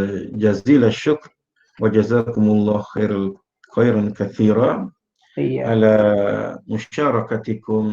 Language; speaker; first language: Arabic; non-native, fluent; Malay